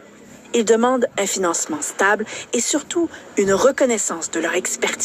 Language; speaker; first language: French; native; French